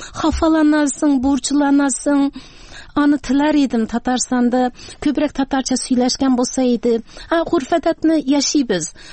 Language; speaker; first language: Tatar; early bilingual, heritage; Tatar